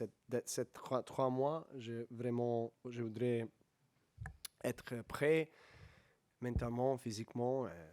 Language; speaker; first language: French; non-native, learner; Serbian